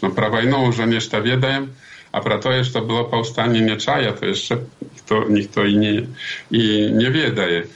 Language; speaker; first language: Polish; non-native, local second language; Belarusian